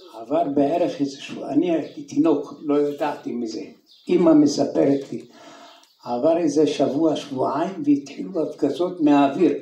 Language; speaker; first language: Hebrew; early bilingual, other home language; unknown